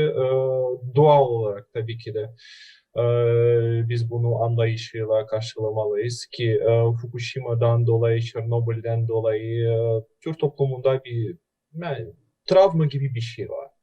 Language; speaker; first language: Turkish; non-native, fluent; Russian